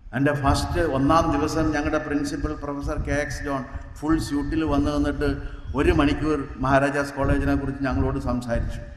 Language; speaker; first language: Malayalam; native; Malayalam